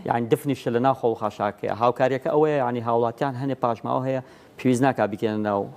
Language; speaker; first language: Central Kurdish; native; Central Kurdish